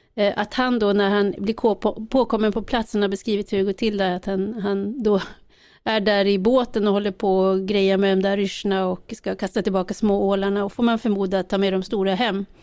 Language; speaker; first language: Swedish; native; Swedish